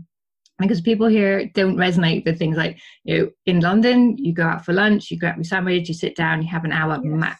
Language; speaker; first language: English; native; English